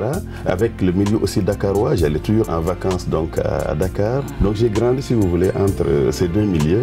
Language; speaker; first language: French; non-native, local second language; Wolof